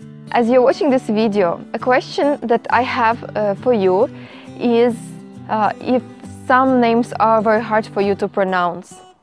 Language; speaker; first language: English; non-native, fluent; Ukrainian